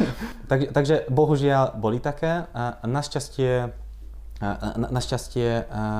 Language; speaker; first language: Slovak; non-native, local second language; Hungarian